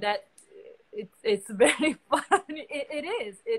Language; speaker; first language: English; non-native, fluent; Italian